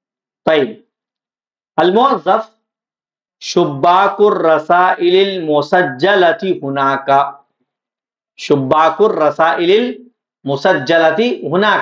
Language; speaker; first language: Arabic; non-native, fluent; Urdu